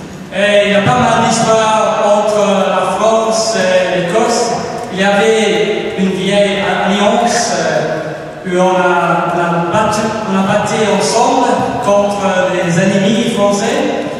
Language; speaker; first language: French; non-native, fluent; English